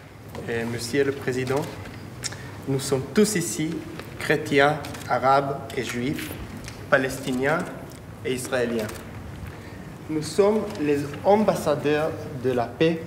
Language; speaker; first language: French; non-native, fluent; Hebrew